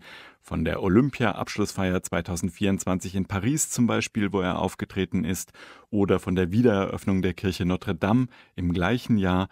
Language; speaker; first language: German; native; German